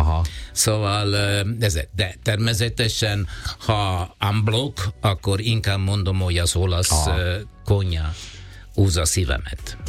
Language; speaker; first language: Hungarian; non-native, fluent; Italian